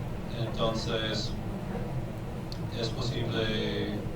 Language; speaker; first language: Spanish; non-native, learner; English